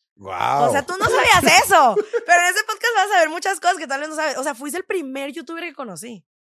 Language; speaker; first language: Spanish; native; Spanish